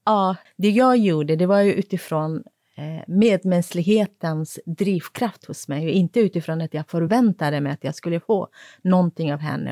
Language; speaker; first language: Swedish; non-native, fluent; Kurdish